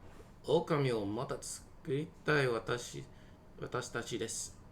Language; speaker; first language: Japanese; non-native, learner; English